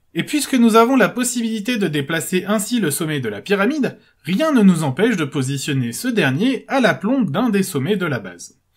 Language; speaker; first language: French; native; French